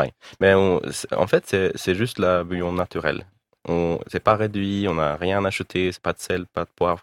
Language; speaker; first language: French; non-native, learner; Swedish